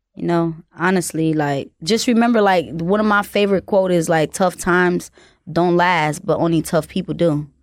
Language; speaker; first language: English; early bilingual, other home language; Haitian Creole